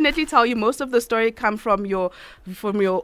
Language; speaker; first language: English; non-native, local second language; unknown